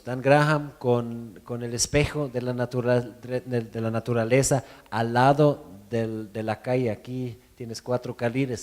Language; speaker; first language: Spanish; non-native, fluent; German